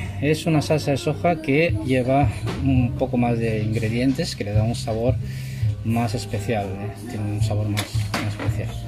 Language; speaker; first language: Spanish; non-native, fluent; Chinese